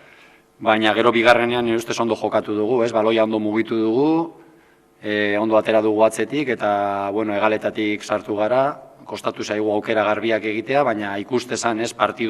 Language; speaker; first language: Basque; native; Basque